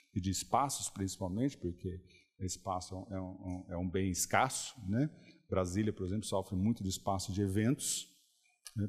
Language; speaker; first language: Portuguese; native; Portuguese